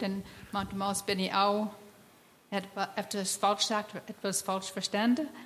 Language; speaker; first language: German; non-native, learner; English